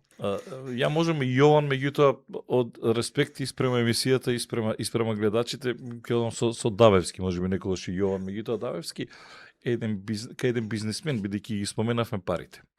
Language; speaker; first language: Macedonian; native; Macedonian